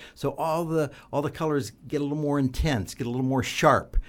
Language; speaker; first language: English; native; English